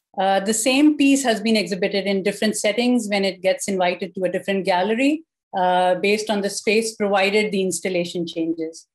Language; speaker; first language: English; non-native, local second language; Urdu